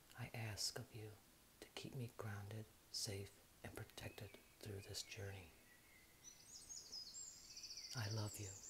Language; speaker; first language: English; native; English